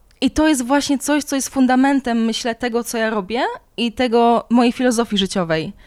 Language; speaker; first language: Polish; native; Polish